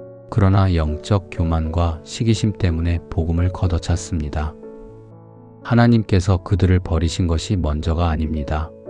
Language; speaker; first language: Korean; native; Korean